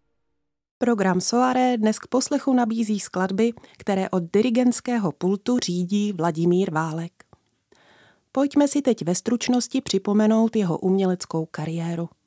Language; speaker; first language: Czech; native; Czech